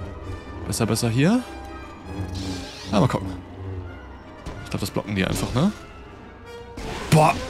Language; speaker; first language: German; native; German